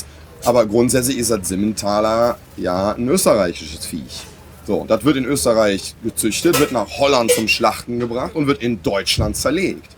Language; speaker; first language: German; native; German